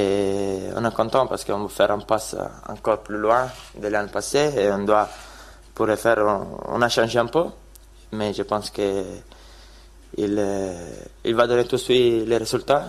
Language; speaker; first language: French; non-native, fluent; Italian